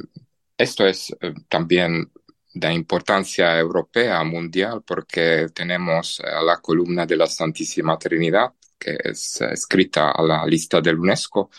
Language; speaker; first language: Spanish; non-native, fluent; Czech